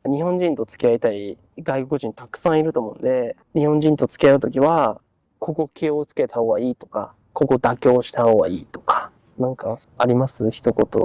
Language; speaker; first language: Japanese; native; Japanese